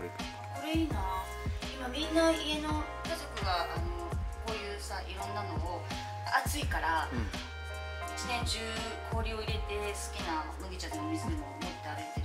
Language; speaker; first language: Japanese; native; Japanese